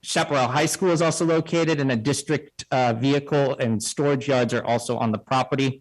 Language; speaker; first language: English; native; English